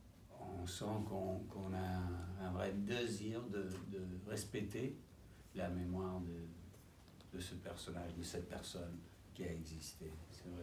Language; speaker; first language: French; non-native, fluent; English